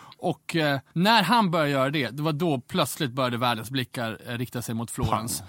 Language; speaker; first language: Swedish; native; Swedish